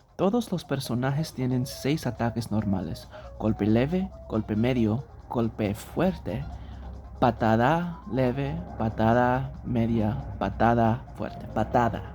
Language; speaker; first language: Spanish; early bilingual, heritage; English